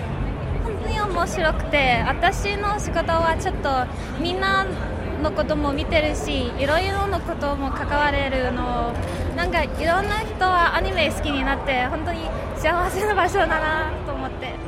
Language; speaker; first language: Japanese; non-native, learner; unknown